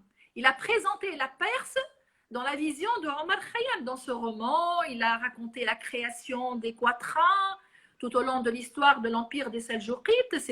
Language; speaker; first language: French; non-native, local second language; Arabic